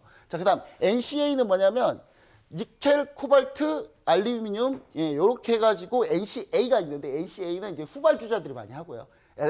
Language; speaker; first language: Korean; native; Korean